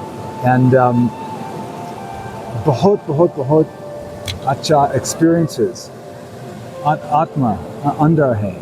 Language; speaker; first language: Hindi; non-native, learner; English